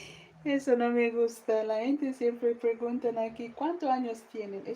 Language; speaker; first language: Spanish; non-native, fluent; English